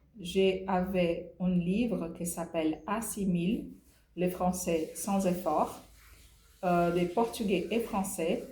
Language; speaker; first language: French; non-native, fluent; Portuguese